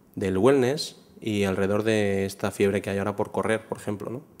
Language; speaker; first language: Spanish; non-native, local second language; Catalan